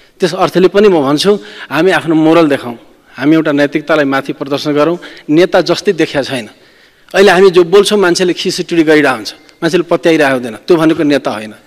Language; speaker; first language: Nepali; non-native, local second language; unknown